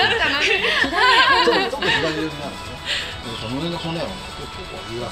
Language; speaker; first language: Japanese; native; Japanese